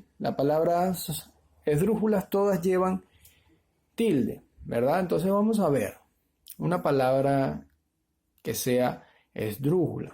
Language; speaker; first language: Spanish; native; Spanish